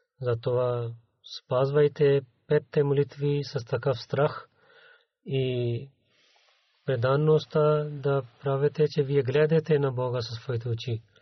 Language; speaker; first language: Bulgarian; non-native, learner; Urdu